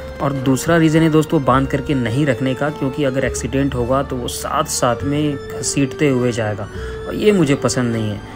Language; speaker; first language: Hindi; native; Hindi